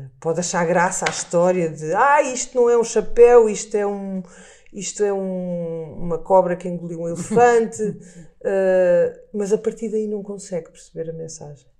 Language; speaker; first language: Portuguese; native; Portuguese